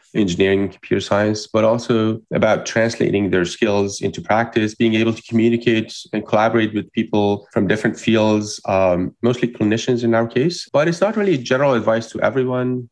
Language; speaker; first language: English; non-native, fluent; Persian